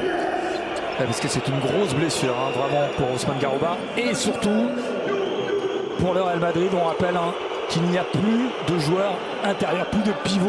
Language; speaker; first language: French; native; French